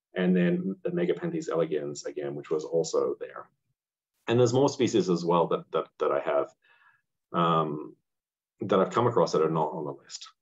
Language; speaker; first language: English; native; English